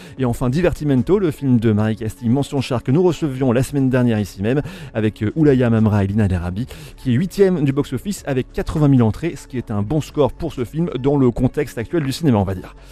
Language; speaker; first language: French; native; French